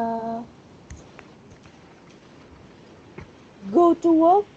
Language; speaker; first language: English; non-native, learner; Vietnamese